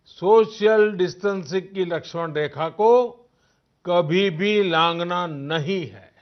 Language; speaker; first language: Hindi; non-native, local second language; Gujarati